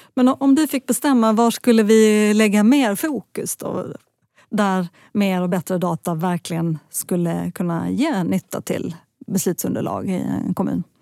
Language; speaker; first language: Swedish; native; Swedish